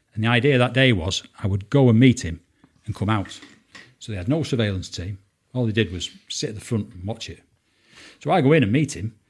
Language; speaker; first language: English; native; English